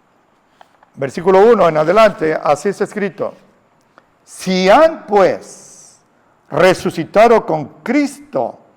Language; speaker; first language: Spanish; native; Spanish